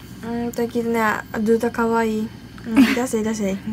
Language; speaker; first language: Portuguese; early bilingual, heritage; Portuguese